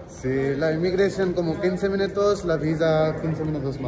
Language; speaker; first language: Spanish; non-native, learner; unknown